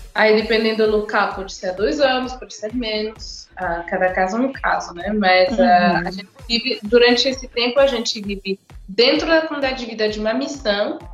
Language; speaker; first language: Portuguese; non-native, fluent; English